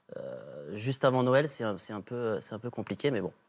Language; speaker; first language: French; native; French